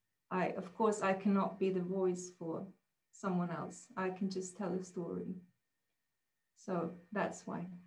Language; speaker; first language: English; non-native, fluent; Swedish